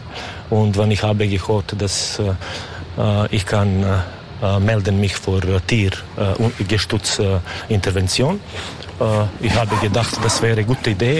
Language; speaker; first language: German; non-native, learner; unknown